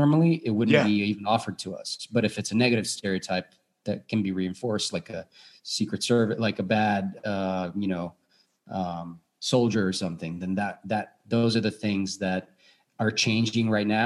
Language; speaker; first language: English; non-native, fluent; Bulgarian